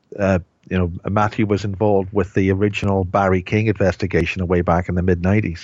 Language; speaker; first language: English; native; English